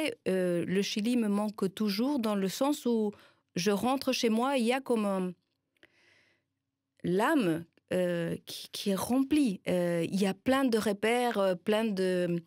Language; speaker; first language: French; non-native, fluent; Spanish